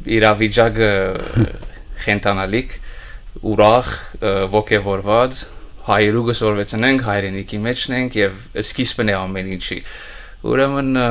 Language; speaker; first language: Armenian; early bilingual, heritage; Armenian